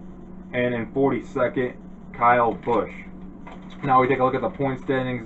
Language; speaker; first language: English; native; English